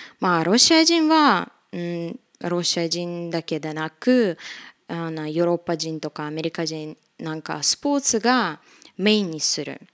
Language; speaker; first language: Japanese; non-native, fluent; Russian